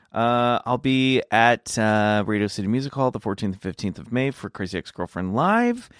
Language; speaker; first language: English; native; English